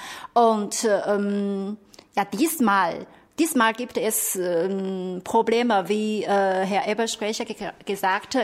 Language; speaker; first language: German; non-native, fluent; Chinese